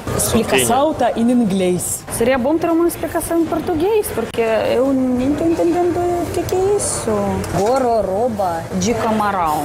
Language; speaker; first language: Portuguese; non-native, fluent; Russian